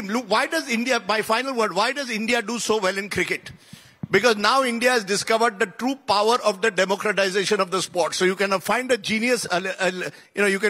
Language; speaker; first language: English; non-native, local second language; Konkani